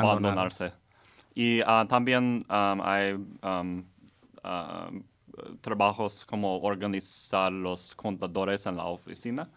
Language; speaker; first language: Spanish; non-native, learner; English